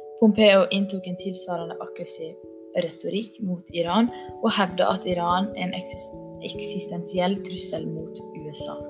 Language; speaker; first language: Norwegian; native; Norwegian